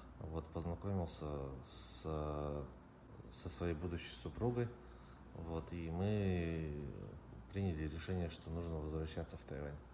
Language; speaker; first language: Russian; native; Russian